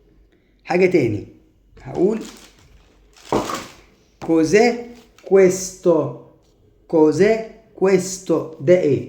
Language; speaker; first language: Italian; non-native, fluent; Arabic